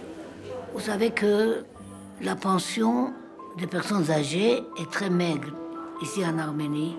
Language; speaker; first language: French; non-native, fluent; Armenian